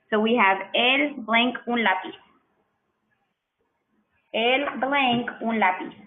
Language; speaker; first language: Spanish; non-native, fluent; English